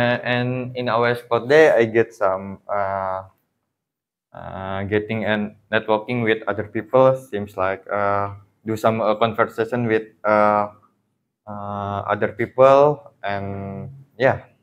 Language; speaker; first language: English; non-native, learner; Indonesian